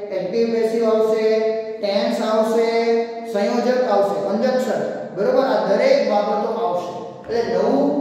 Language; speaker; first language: Gujarati; native; Gujarati